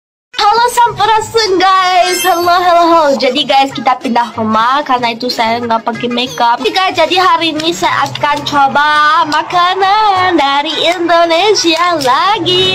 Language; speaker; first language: Indonesian; non-native, fluent; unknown